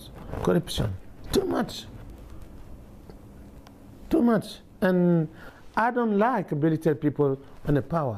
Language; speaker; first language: English; non-native, learner; Bambara